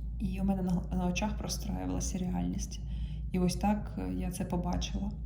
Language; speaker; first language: Ukrainian; non-native, local second language; Russian